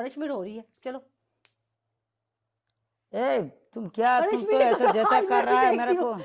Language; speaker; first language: Hindi; non-native, learner; Bangla